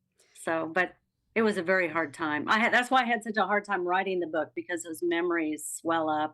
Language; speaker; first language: English; native; English